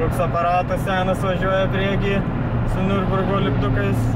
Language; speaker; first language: Lithuanian; native; Lithuanian